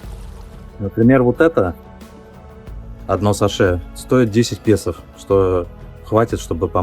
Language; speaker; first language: Russian; native; Russian